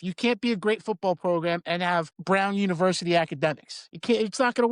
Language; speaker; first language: English; native; English